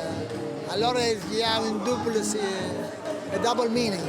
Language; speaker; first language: French; non-native, fluent; Italian